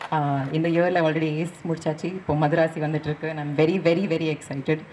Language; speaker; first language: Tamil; non-native, learner; Kannada